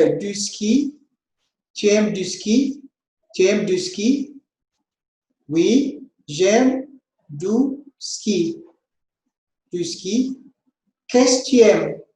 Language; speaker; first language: French; non-native, fluent; Amharic